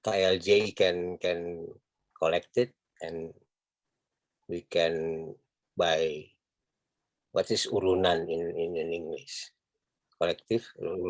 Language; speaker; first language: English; non-native, learner; Indonesian